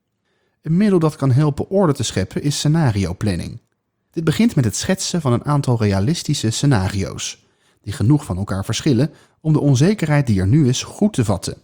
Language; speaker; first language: Dutch; native; Dutch